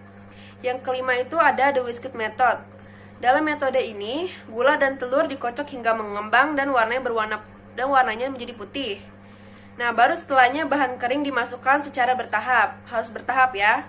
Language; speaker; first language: Indonesian; native; Indonesian